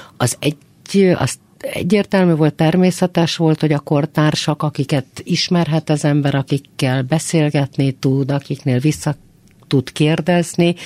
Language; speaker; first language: Hungarian; native; Hungarian